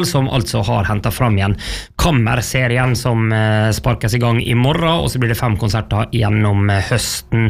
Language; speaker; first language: Norwegian; native; Norwegian